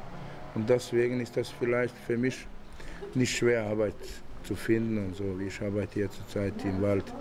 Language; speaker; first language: German; non-native, learner; Bosnian